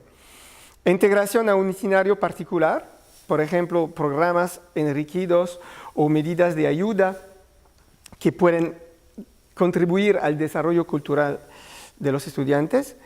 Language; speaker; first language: Spanish; non-native, learner; French